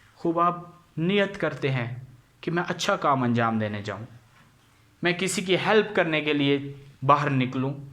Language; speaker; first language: Urdu; non-native, local second language; Punjabi